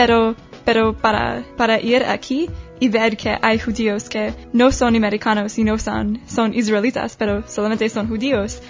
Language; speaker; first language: Spanish; non-native, learner; English